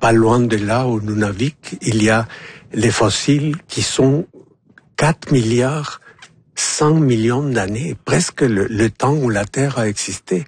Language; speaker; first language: French; non-native, fluent; Spanish